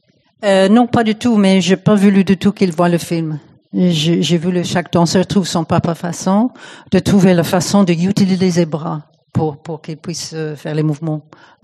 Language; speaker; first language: French; non-native, fluent; English